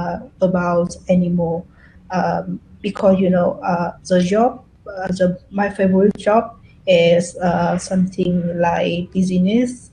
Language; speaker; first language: English; non-native, learner; Vietnamese